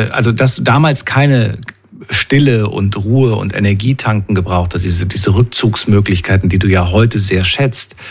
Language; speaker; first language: German; native; German